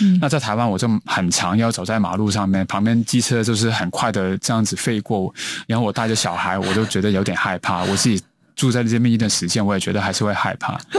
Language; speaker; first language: Chinese; non-native, local second language; Cantonese